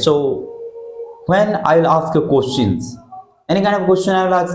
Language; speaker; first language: English; non-native, fluent; Hindi